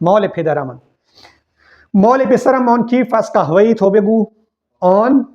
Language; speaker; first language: Persian; non-native, fluent; Urdu